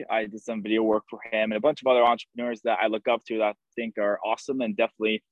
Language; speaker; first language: English; native; English